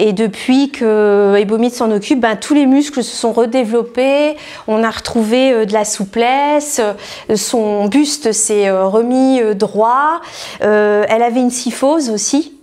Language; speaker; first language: French; native; French